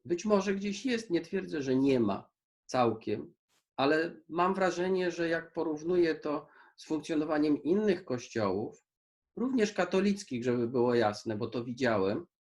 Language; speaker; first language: Polish; native; Polish